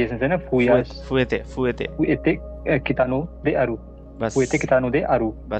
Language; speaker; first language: Japanese; non-native, learner; Hindi